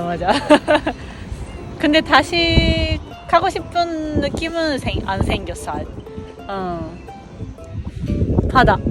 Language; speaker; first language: Korean; non-native, fluent; Japanese